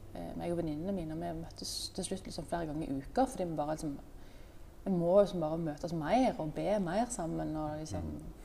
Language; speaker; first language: Norwegian; native; Norwegian